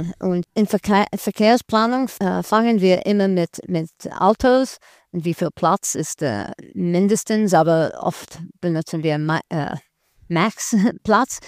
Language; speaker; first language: German; non-native, learner; English